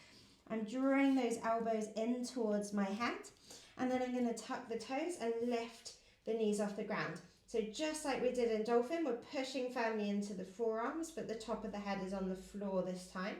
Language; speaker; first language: English; native; English